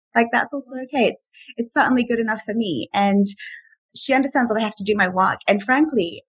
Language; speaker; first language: English; native; English